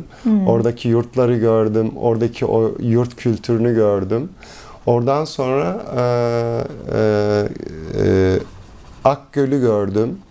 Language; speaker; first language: Turkish; early bilingual, heritage; Turkish